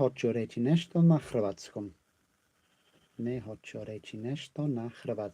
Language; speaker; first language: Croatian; non-native, learner; English